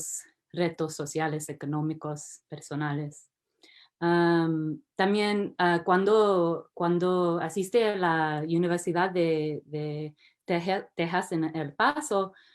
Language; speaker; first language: Spanish; early bilingual, heritage; English